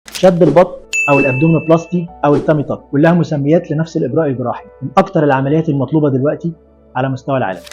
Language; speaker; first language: Arabic; native; Arabic